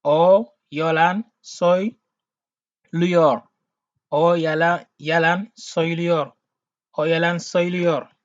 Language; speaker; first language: Turkish; non-native, learner; Wolof